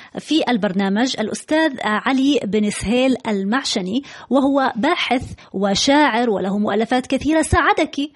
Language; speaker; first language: Arabic; native; Arabic